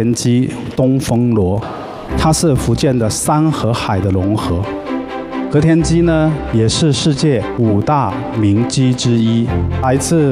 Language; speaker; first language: Chinese; native; Chinese